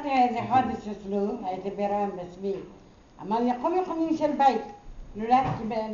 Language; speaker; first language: Hebrew; non-native, learner; Arabic